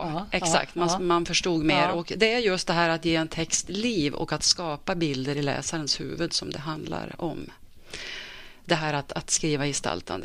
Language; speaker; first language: Swedish; native; Swedish